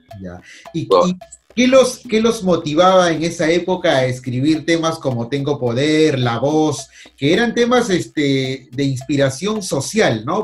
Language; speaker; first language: Spanish; native; Spanish